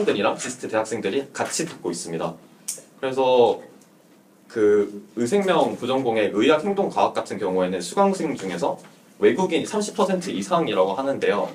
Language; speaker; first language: Korean; native; Korean